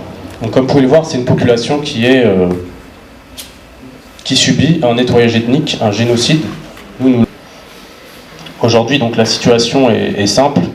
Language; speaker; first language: French; native; French